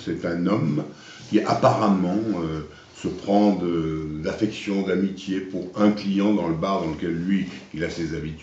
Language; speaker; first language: French; native; French